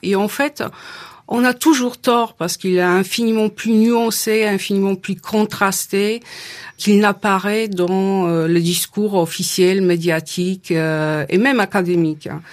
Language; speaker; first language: French; non-native, fluent; Polish